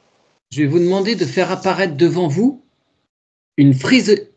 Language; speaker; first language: French; native; French